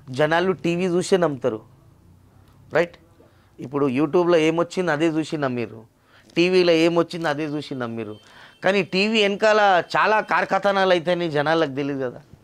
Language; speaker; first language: Telugu; non-native, local second language; Urdu